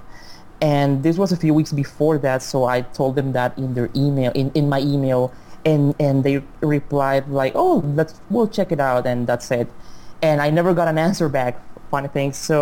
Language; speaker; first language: English; non-native, fluent; Spanish